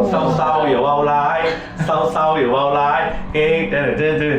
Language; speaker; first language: Thai; native; Thai